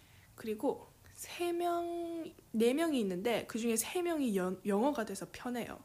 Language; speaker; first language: Korean; early bilingual, heritage; Korean